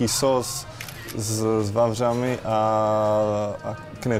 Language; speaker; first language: Polish; non-native, learner; Czech